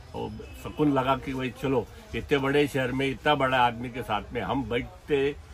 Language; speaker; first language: Hindi; non-native, local second language; Marathi